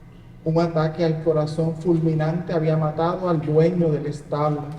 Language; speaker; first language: Spanish; native; Spanish